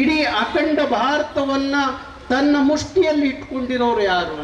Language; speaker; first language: Kannada; native; Kannada